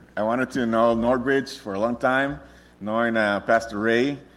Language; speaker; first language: English; non-native, fluent; Spanish